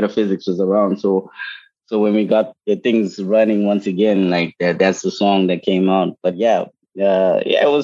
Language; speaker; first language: English; non-native, local second language; Shona